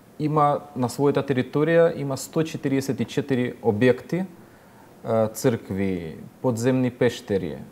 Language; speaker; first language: Macedonian; non-native, fluent; Ukrainian